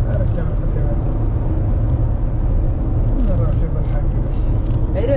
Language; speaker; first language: Arabic; native; Arabic